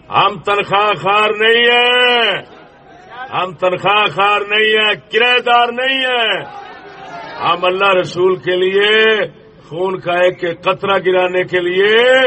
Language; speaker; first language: Urdu; non-native, local second language; Punjabi